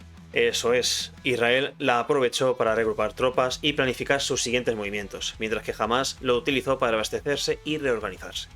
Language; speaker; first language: Spanish; native; Spanish